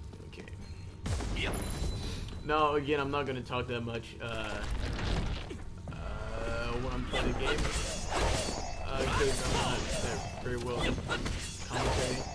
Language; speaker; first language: English; native; English